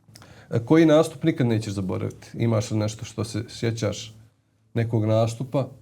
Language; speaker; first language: Bosnian; native; Bosnian